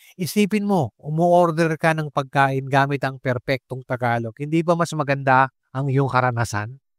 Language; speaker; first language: Filipino; native; Filipino